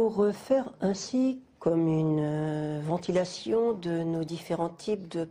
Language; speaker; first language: French; native; French